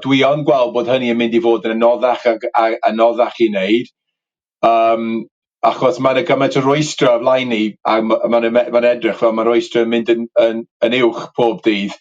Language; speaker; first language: Welsh; native; Welsh